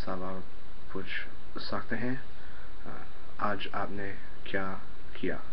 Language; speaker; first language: Hindi; non-native, learner; English